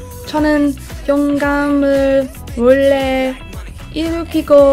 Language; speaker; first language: Korean; non-native, learner; English